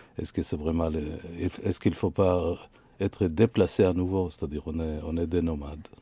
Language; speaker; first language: French; non-native, fluent; Hebrew